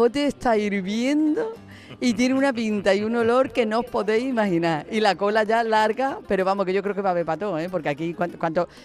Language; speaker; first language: Spanish; native; Spanish